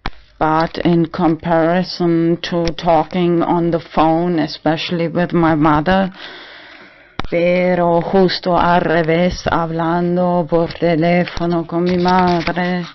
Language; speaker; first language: Spanish; non-native, learner; German